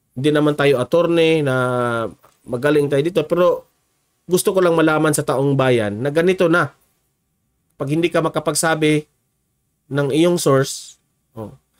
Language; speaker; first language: Filipino; native; Filipino